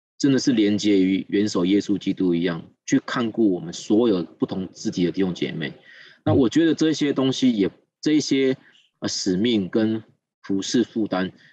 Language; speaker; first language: Chinese; native; Chinese